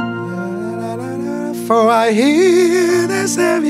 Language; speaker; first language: English; non-native, local second language; Ganda